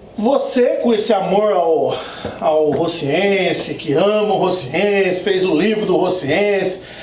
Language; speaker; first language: Portuguese; native; Portuguese